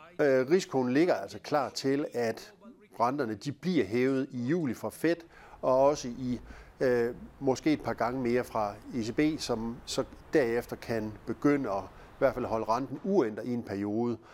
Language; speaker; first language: Danish; native; Danish